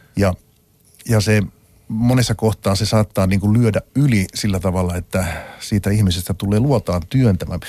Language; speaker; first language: Finnish; native; Finnish